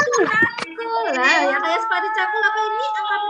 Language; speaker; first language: Indonesian; native; Indonesian